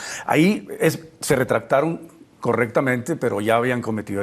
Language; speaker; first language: Spanish; native; Spanish